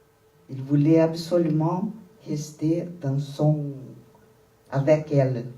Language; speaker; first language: French; non-native, fluent; Portuguese